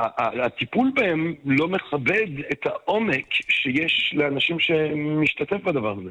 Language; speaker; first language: Hebrew; non-native, fluent; French